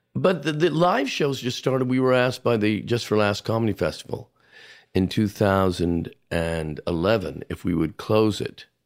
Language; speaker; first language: English; native; English